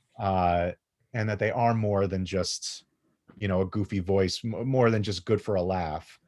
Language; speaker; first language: English; native; English